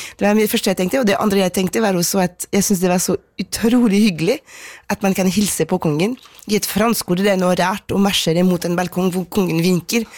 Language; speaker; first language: Norwegian; non-native, fluent; French